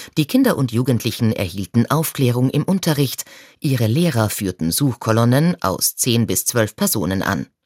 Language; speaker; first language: German; native; German